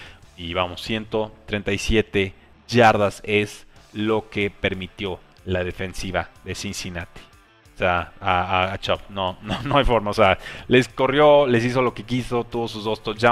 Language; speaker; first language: Spanish; native; Spanish